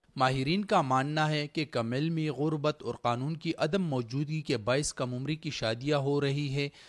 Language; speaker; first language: Urdu; non-native, local second language; Pashto